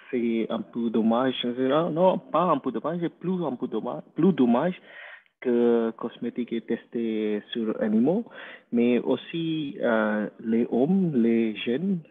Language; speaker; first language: French; non-native, learner; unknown